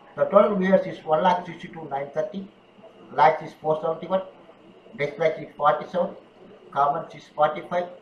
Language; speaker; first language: English; non-native, local second language; Tamil